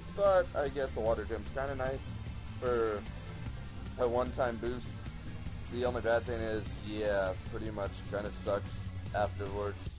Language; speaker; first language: English; native; English